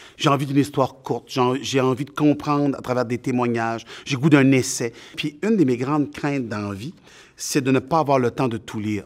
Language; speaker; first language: French; native; French